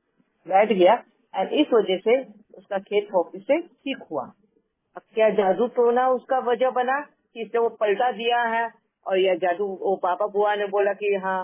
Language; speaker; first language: Hindi; native; Hindi